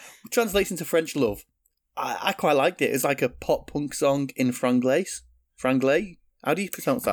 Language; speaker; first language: English; native; English